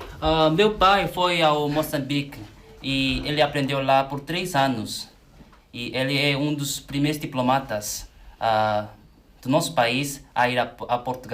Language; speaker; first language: Portuguese; non-native, learner; Korean